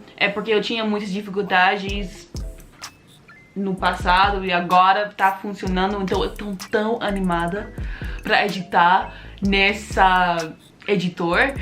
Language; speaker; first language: Portuguese; non-native, learner; English